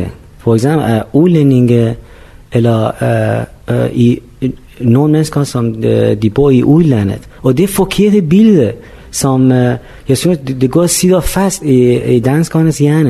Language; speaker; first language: Danish; non-native, fluent; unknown